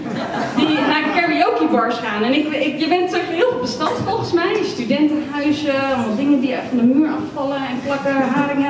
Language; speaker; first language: Dutch; native; Dutch